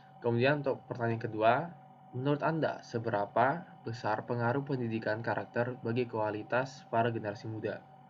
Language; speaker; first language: Indonesian; native; Indonesian